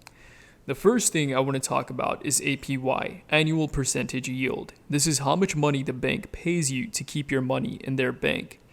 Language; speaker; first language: English; native; English